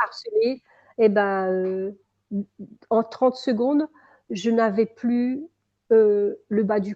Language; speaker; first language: French; native; French